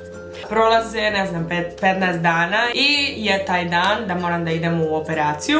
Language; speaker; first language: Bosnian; early bilingual, heritage; Spanish